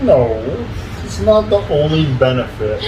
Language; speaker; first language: English; native; English